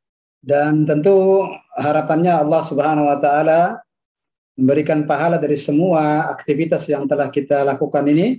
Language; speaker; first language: Indonesian; native; Indonesian